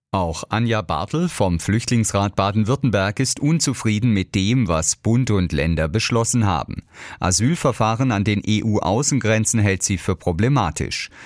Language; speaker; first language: German; native; German